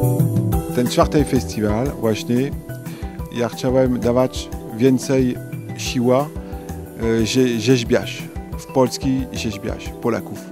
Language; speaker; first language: Polish; non-native, learner; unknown